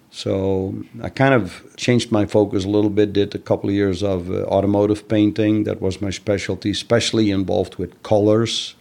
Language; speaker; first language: English; non-native, fluent; Dutch